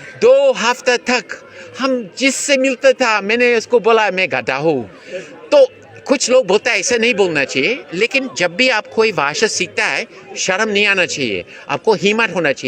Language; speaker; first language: Hindi; non-native, fluent; English